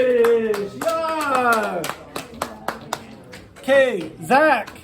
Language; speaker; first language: German; non-native, fluent; English